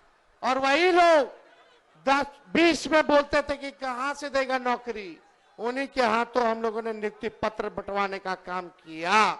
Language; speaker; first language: Hindi; native; Hindi